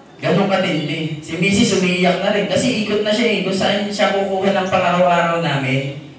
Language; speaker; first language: Filipino; native; Filipino